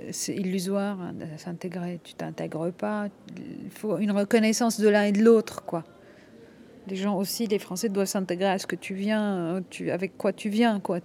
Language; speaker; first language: French; non-native, local second language; Arabic